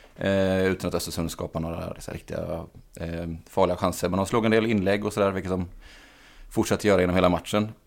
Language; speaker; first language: Swedish; native; Swedish